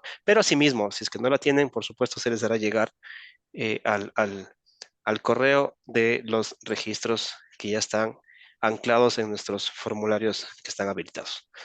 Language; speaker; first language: Spanish; native; Spanish